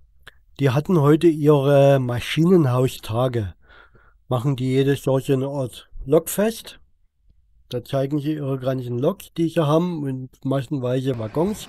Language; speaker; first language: German; native; German